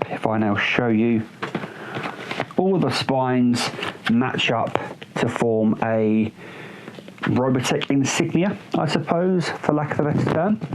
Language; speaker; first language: English; native; English